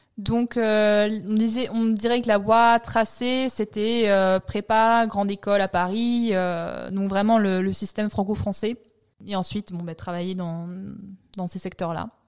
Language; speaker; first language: French; early bilingual, other home language; Italian